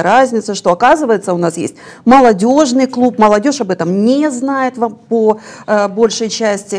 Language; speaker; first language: Russian; native; Russian